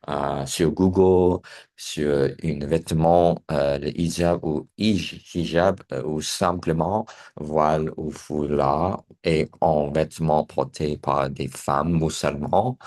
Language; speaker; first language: French; non-native, learner; English